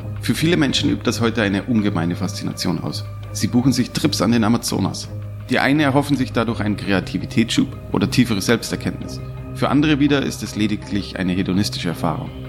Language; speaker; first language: German; native; German